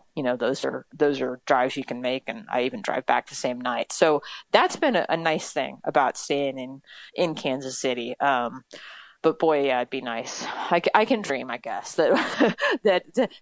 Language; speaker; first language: English; native; English